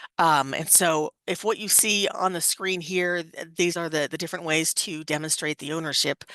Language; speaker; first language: English; native; English